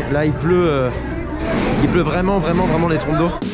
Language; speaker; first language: French; native; French